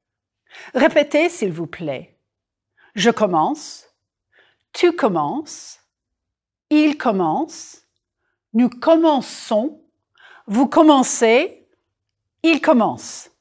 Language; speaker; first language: French; non-native, fluent; English